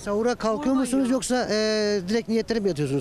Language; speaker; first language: Turkish; native; Turkish